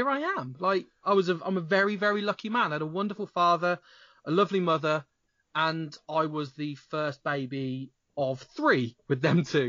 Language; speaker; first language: English; native; English